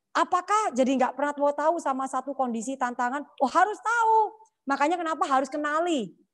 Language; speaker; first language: Indonesian; native; Indonesian